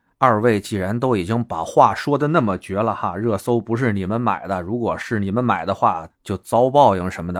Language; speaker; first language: Chinese; native; Chinese